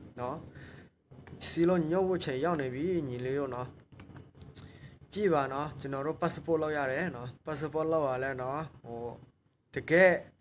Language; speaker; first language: Burmese; non-native, local second language; S'gaw Karen